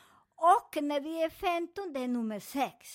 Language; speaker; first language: Swedish; non-native, fluent; Spanish